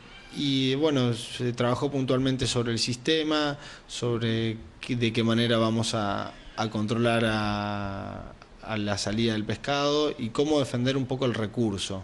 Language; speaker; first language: Spanish; native; Spanish